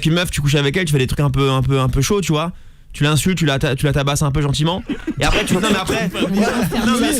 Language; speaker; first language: French; native; French